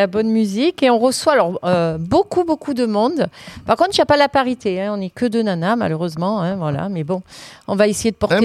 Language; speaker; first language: French; native; French